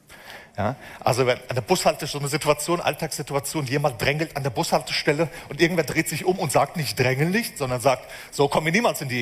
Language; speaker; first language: German; native; German